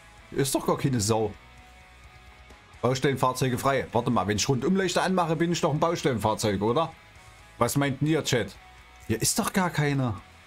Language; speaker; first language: German; native; German